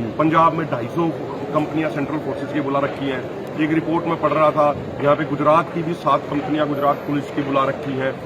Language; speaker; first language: Hindi; native; Hindi